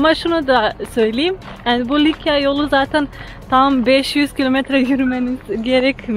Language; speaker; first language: Turkish; non-native, fluent; Slovenian